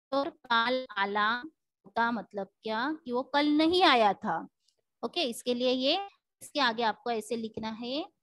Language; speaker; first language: Hindi; non-native, local second language; Marathi